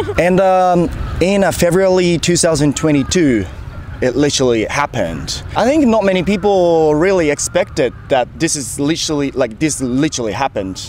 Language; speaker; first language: English; non-native, fluent; Japanese